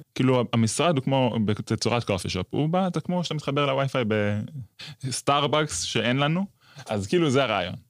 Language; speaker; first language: Hebrew; native; Hebrew